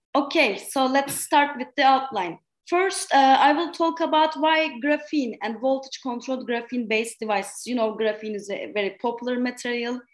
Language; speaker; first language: English; non-native, fluent; Turkish